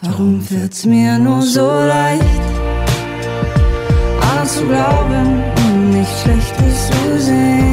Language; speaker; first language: German; native; German